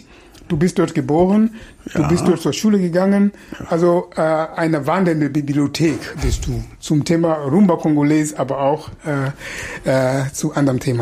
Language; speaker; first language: German; non-native, fluent; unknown